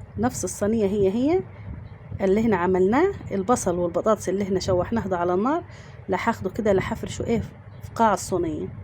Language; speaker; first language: Egyptian Arabic; native; Egyptian Arabic